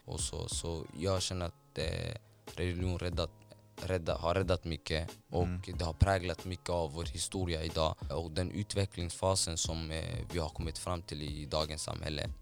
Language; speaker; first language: Swedish; non-native, fluent; Somali